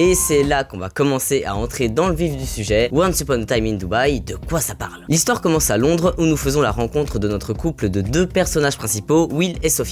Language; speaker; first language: French; native; French